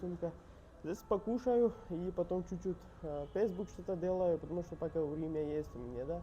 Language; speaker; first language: Russian; non-native, learner; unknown